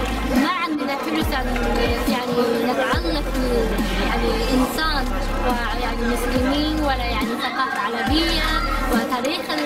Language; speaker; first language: Arabic; non-native, learner; Japanese